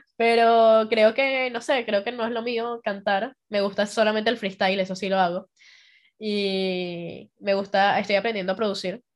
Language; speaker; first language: Spanish; native; Spanish